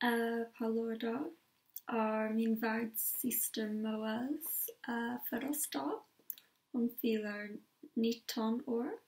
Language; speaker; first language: Swedish; non-native, learner; English